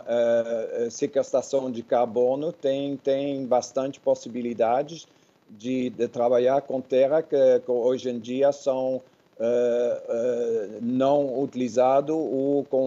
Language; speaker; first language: Portuguese; non-native, fluent; Dutch